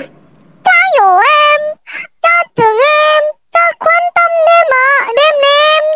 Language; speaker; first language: Vietnamese; non-native, learner; Indonesian